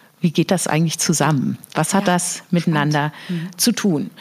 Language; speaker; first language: German; native; German